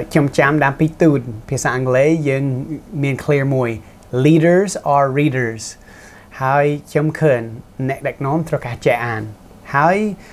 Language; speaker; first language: Khmer; non-native, fluent; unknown